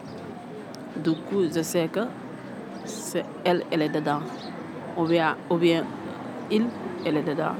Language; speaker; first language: French; non-native, local second language; Fula